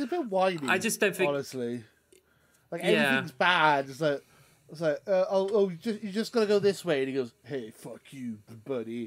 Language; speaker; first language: English; native; English